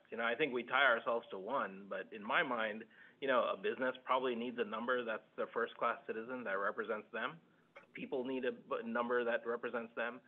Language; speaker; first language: English; early bilingual, other home language; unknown